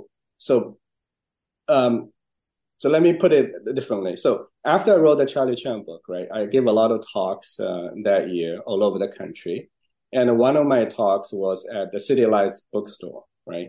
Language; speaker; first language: English; non-native, fluent; Chinese